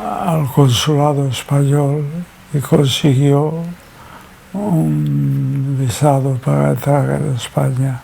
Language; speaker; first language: Spanish; early bilingual, other home language; German